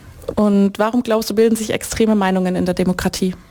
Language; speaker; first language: German; native; German